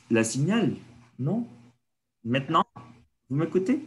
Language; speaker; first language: French; non-native, fluent; Spanish